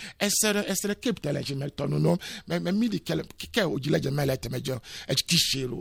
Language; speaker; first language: Hungarian; non-native, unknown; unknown